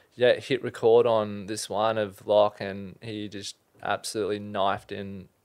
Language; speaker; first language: English; native; English